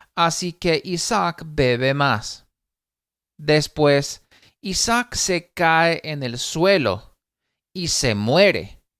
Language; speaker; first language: Spanish; non-native, fluent; English